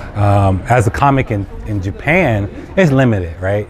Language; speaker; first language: English; native; English